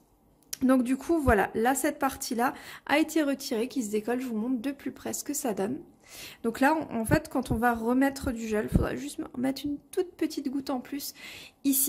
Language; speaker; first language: French; native; French